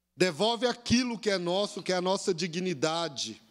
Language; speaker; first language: Portuguese; native; Portuguese